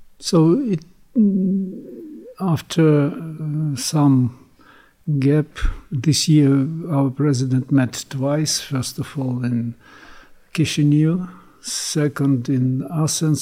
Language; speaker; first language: English; non-native, learner; Ukrainian